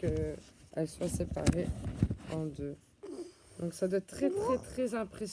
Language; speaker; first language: French; native; French